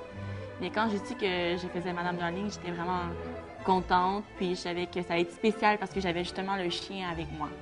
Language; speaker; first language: French; native; French